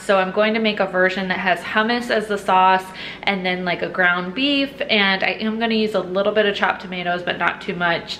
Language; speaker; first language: English; native; English